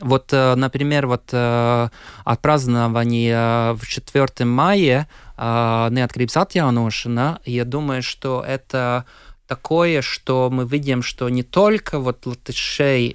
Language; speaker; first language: Russian; non-native, local second language; Latvian